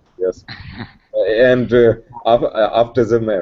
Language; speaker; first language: English; non-native, learner; Russian